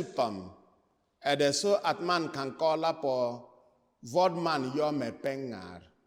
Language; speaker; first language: Swedish; non-native, fluent; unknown